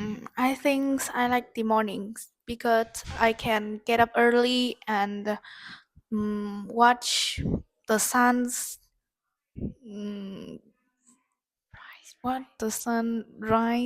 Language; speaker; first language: English; non-native, learner; Vietnamese